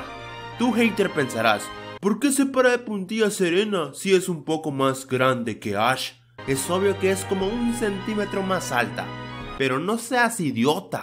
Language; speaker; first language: Spanish; native; Spanish